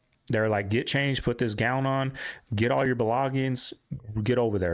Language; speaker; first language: English; native; English